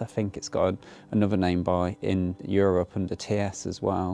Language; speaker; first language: English; native; English